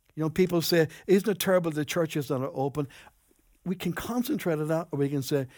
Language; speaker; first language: English; native; English